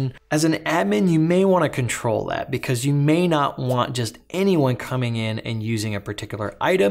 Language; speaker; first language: English; native; English